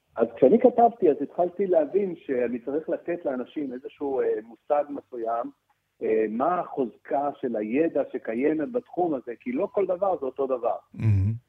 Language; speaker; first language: Hebrew; early bilingual, other home language; French